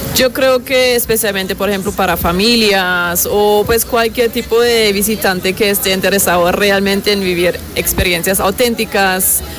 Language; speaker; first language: Spanish; non-native, fluent; German